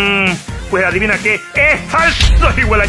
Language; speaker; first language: Spanish; native; Spanish